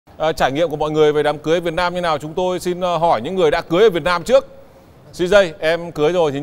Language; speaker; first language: Vietnamese; native; Vietnamese